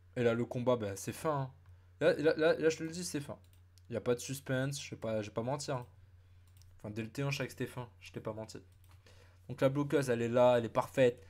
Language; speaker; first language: French; native; French